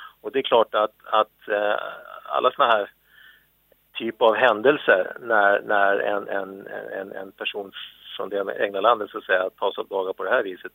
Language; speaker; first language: Swedish; native; Swedish